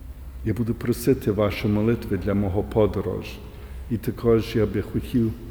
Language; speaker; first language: Ukrainian; early bilingual, heritage; English